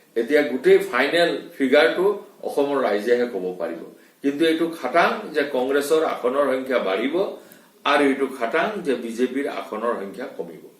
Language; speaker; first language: Assamese; non-native, local second language; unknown